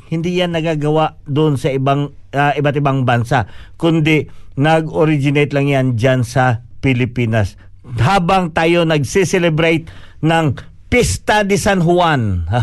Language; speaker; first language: Filipino; non-native, local second language; Cebuano